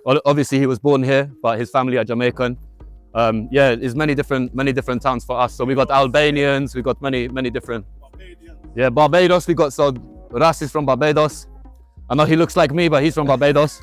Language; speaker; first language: English; native; English